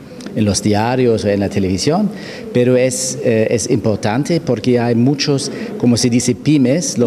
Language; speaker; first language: Spanish; non-native, fluent; German